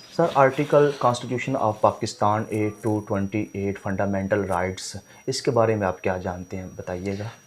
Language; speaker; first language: Urdu; non-native, local second language; Punjabi